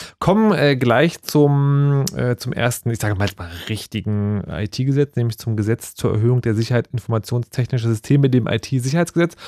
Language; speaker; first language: German; native; German